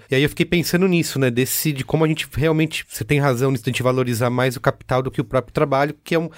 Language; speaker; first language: Portuguese; native; Portuguese